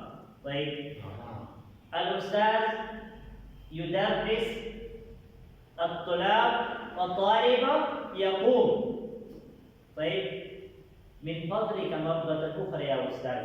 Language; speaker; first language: Arabic; non-native, fluent; Pashto